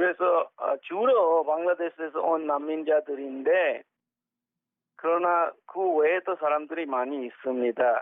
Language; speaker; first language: Korean; non-native, fluent; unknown